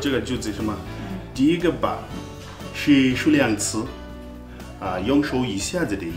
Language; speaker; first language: Chinese; non-native, fluent; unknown